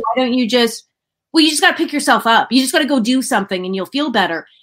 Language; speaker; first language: English; native; English